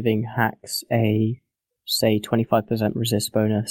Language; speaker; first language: English; native; English